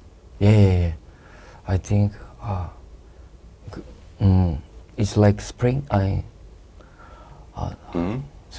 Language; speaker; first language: English; non-native, learner; Korean